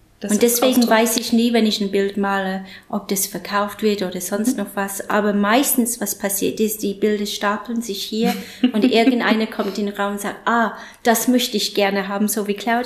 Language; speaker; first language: German; non-native, fluent; English